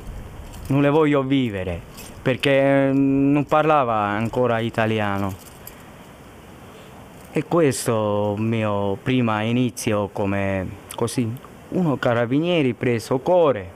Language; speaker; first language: Italian; non-native, learner; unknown